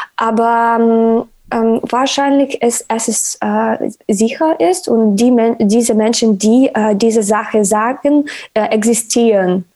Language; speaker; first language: German; non-native, learner; Ukrainian